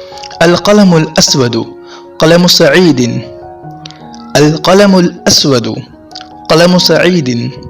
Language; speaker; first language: Arabic; non-native, fluent; Urdu